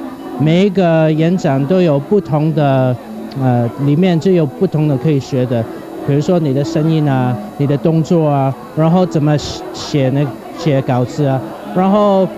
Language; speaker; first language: Chinese; non-native, fluent; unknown